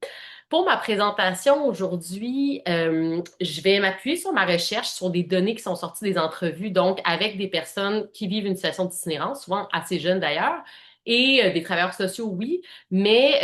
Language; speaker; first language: French; native; French